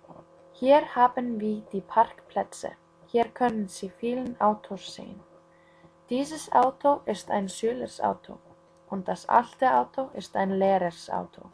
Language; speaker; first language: German; non-native, learner; Icelandic